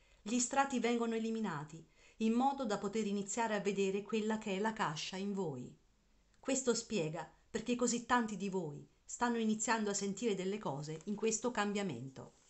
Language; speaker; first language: Italian; native; Italian